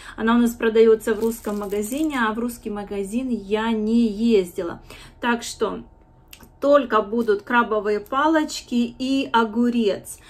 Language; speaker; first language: Russian; native; Russian